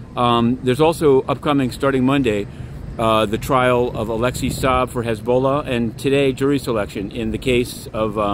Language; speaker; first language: English; native; English